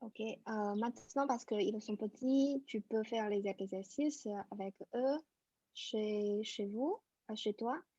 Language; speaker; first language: French; non-native, fluent; Chinese